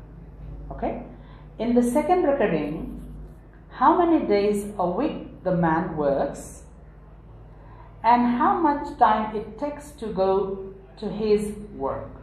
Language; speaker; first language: English; non-native, local second language; Nepali